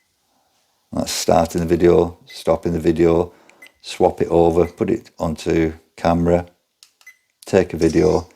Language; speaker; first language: English; native; English